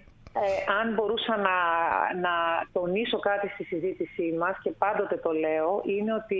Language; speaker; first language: Greek; native; Greek